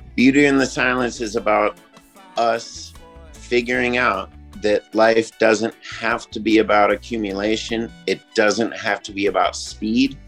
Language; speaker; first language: English; native; English